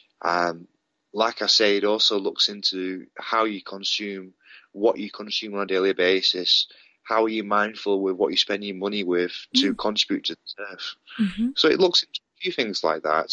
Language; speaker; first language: English; native; English